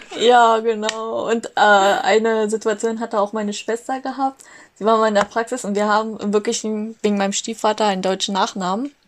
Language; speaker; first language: German; native; German